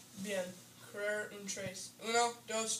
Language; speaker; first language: Spanish; non-native, learner; English